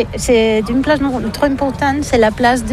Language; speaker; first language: French; non-native, learner; Catalan